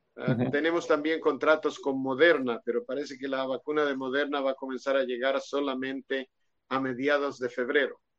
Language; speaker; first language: Spanish; non-native, fluent; Hebrew